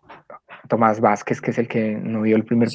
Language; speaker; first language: Spanish; native; Spanish